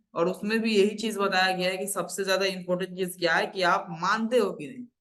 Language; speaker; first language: Hindi; non-native, local second language; Bangla